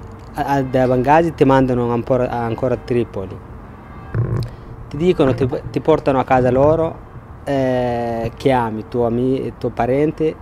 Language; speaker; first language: Italian; non-native, learner; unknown